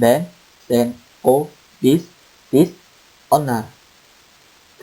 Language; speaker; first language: Turkish; non-native, fluent; Indonesian